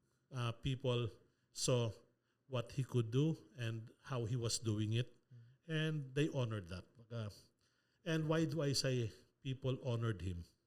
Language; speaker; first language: English; non-native, local second language; Filipino